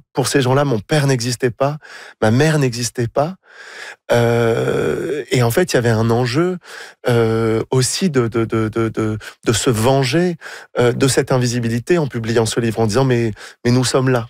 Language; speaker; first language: French; native; French